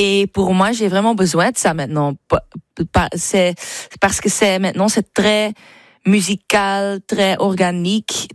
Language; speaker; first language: French; non-native, learner; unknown